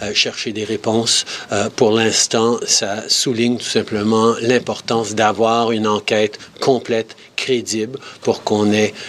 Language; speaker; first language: French; native; French